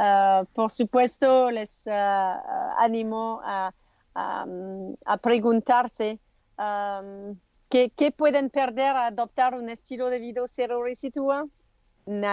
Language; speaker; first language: Spanish; non-native, learner; French